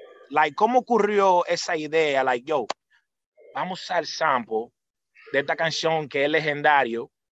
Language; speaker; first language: Spanish; early bilingual, heritage; Spanish